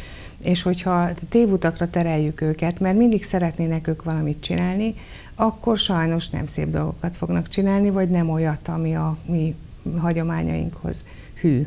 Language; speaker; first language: Hungarian; native; Hungarian